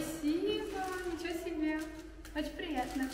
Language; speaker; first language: Russian; native; Russian